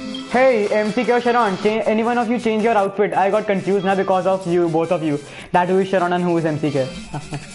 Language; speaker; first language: English; non-native, local second language; Hindi